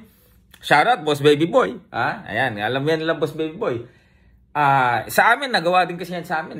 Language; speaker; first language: Filipino; native; Filipino